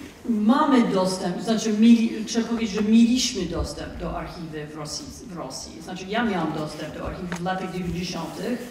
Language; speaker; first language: Polish; non-native, fluent; English